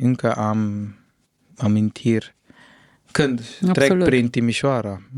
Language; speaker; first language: Romanian; non-native, fluent; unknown